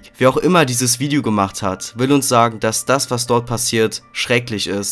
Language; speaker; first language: German; native; German